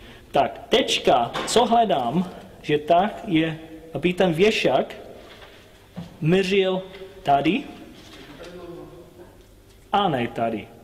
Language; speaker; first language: Czech; non-native, learner; English